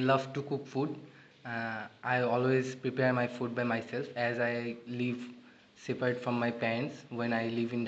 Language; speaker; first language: English; non-native, learner; Bangla